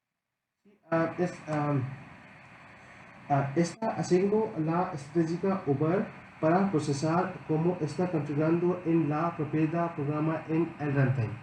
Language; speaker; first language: Spanish; non-native, learner; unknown